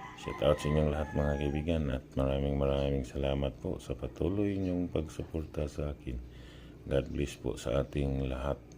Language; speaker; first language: Filipino; non-native, local second language; Cebuano